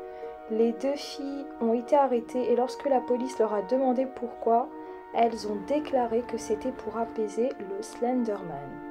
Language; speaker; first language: French; native; French